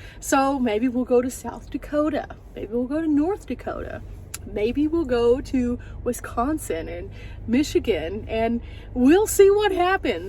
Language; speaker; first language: English; native; English